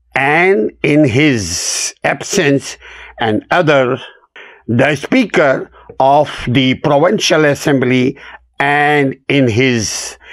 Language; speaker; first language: English; non-native, local second language; Urdu